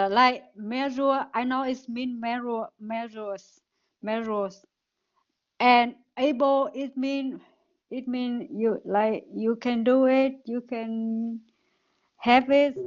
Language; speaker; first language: English; non-native, learner; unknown